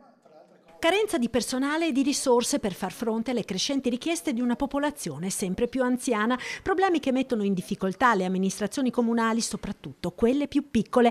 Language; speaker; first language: Italian; native; Italian